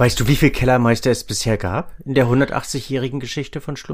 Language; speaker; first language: German; native; German